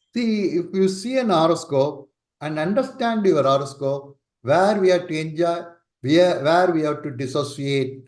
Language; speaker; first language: English; non-native, local second language; Tamil